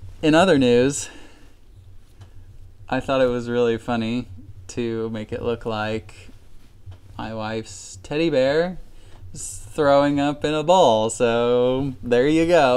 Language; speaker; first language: English; native; English